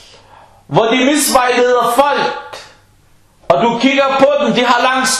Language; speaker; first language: Danish; non-native, fluent; Arabic